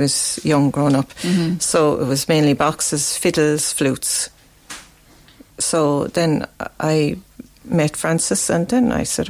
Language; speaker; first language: English; native; English